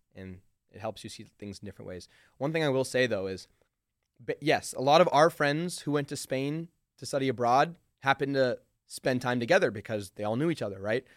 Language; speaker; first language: English; early bilingual, other home language; Hindi